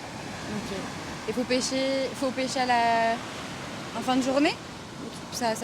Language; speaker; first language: French; native; French